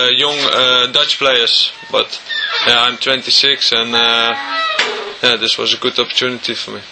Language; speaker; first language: English; non-native, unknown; Dutch